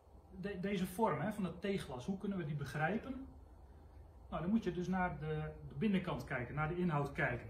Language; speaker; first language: Dutch; native; Dutch